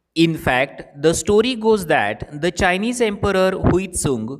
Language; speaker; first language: English; non-native, local second language; Marathi